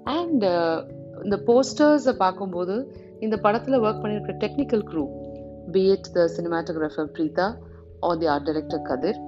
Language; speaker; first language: English; non-native, local second language; Tamil